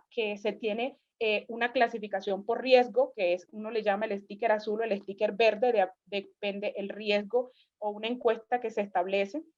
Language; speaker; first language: Spanish; native; Spanish